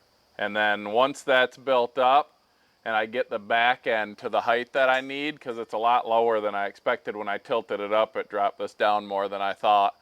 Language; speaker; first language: English; native; English